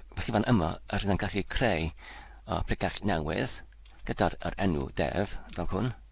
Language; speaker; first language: Welsh; non-native, learner; Polish